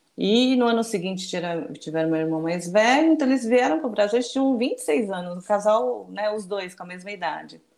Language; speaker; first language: Portuguese; early bilingual, other home language; Japanese